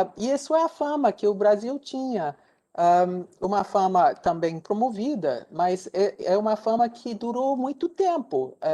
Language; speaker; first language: Portuguese; non-native, fluent; English